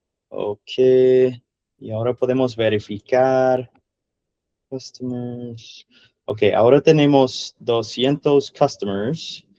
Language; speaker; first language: Spanish; non-native, learner; English